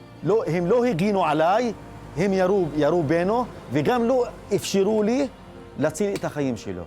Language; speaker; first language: Hebrew; non-native, local second language; Arabic